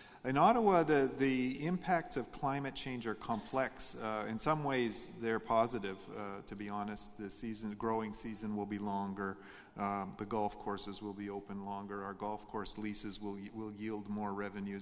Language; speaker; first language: English; native; English